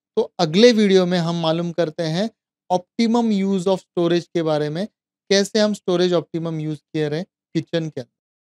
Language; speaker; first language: Hindi; native; Hindi